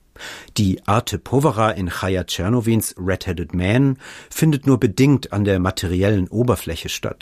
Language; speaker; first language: German; native; German